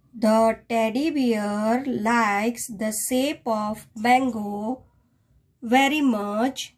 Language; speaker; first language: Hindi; non-native, local second language; Gujarati